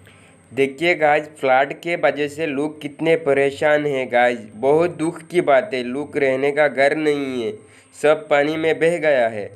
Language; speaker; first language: Hindi; non-native, local second language; Bangla